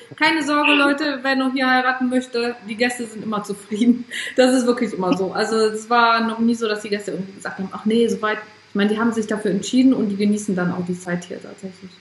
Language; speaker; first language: German; native; German